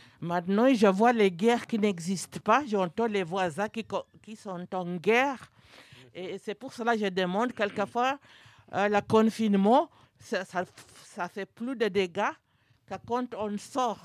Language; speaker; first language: French; non-native, fluent; English